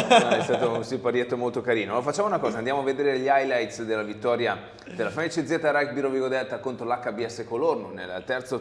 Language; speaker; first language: Italian; native; Italian